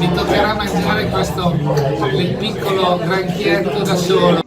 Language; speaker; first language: Italian; native; Italian